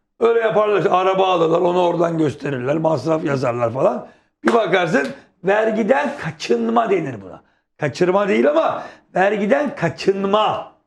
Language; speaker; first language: Turkish; native; Turkish